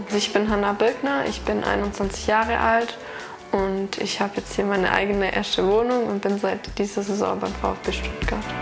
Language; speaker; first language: German; native; German